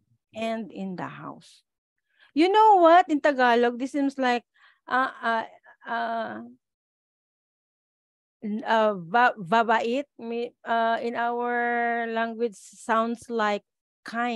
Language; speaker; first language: English; non-native, local second language; Filipino